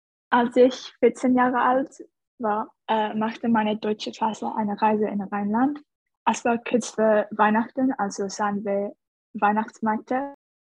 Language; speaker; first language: German; non-native, learner; English